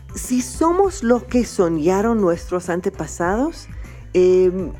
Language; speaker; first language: Spanish; non-native, fluent; English